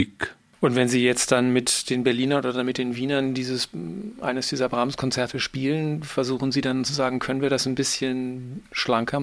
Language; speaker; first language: German; native; German